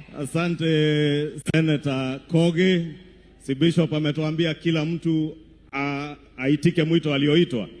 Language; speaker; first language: Swahili; non-native, local second language; Kikuyu